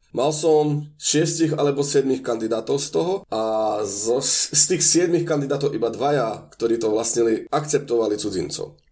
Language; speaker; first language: Slovak; native; Slovak